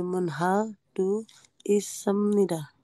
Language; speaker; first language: Korean; non-native, learner; Indonesian